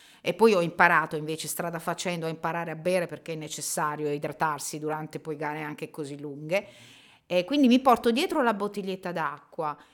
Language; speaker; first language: Italian; native; Italian